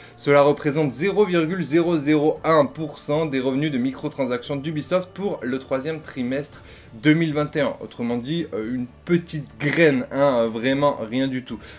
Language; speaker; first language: French; native; French